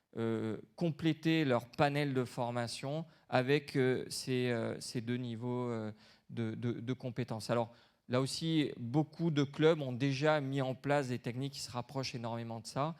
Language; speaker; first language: French; native; French